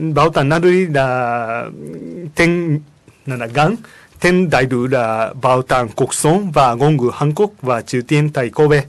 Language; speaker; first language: Vietnamese; non-native, fluent; Japanese